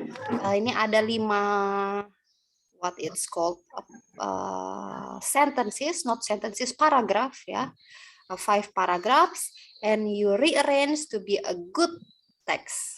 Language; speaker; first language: English; non-native, learner; Indonesian